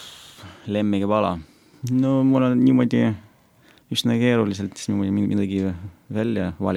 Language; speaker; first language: Estonian; non-native, local second language; Russian